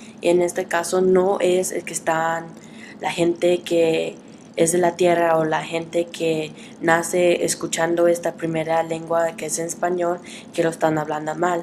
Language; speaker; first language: Spanish; early bilingual, heritage; Spanish